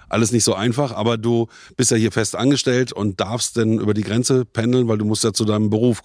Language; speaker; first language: German; native; German